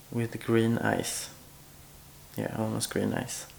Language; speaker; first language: English; non-native, fluent; Swedish